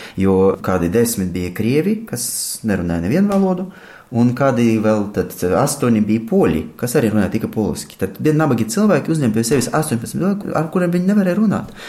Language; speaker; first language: Latvian; non-native, fluent; Russian